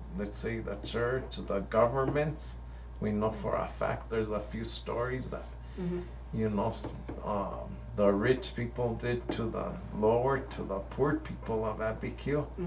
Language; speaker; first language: English; early bilingual, other home language; Spanish